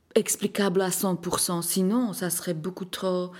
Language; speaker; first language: French; non-native, fluent; Slovak